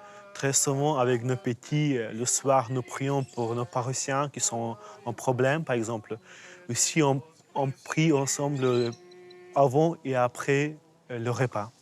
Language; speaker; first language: French; non-native, fluent; Ukrainian